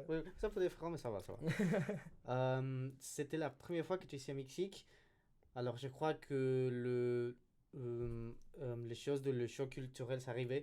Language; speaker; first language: French; non-native, learner; Spanish